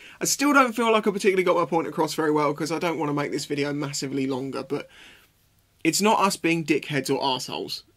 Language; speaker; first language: English; native; English